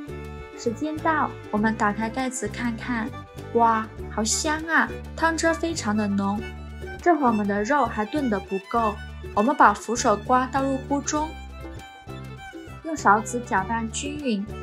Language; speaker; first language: Chinese; native; Chinese